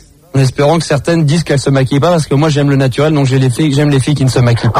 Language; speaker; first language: French; native; French